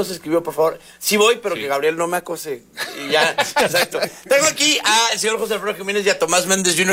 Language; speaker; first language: Spanish; native; Spanish